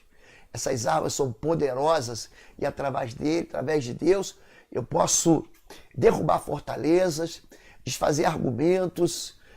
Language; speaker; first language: Portuguese; native; Portuguese